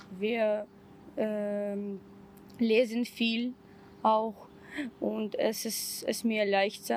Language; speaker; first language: German; non-native, learner; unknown